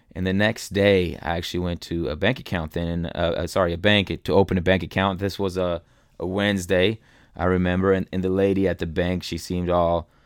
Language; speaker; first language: English; early bilingual, other home language; German